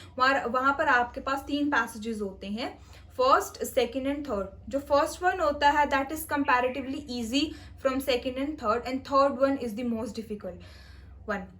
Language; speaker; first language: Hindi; non-native, local second language; Punjabi